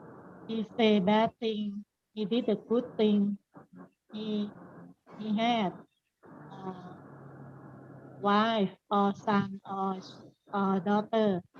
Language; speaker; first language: English; non-native, learner; Thai